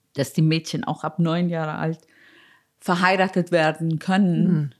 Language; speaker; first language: German; non-native, fluent; Persian